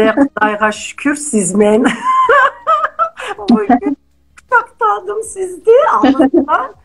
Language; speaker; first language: Kazakh; non-native, fluent; Turkish